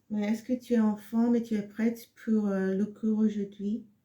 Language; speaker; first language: French; non-native, fluent; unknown